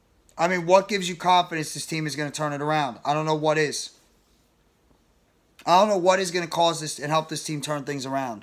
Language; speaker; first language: English; native; English